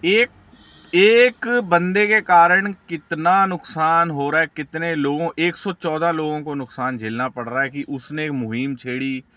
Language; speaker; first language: Hindi; non-native, local second language; Punjabi